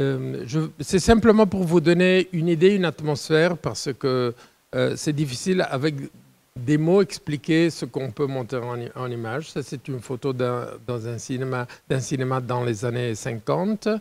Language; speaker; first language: French; non-native, fluent; Italian